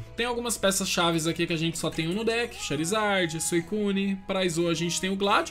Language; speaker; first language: Portuguese; native; Portuguese